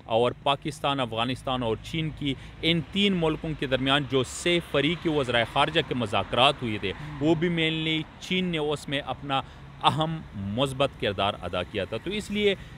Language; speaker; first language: Urdu; non-native, local second language; Pashto